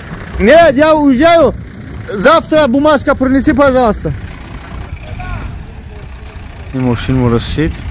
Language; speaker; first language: Russian; non-native, local second language; Tajik